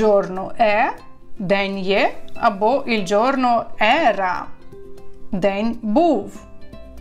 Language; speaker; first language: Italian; non-native, fluent; Ukrainian